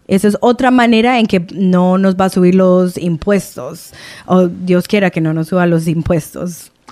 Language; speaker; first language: Spanish; early bilingual, heritage; Spanish